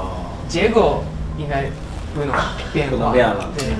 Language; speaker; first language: Chinese; non-native, learner; Japanese